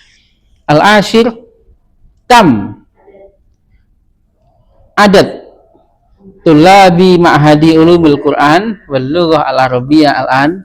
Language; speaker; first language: Arabic; non-native, fluent; Indonesian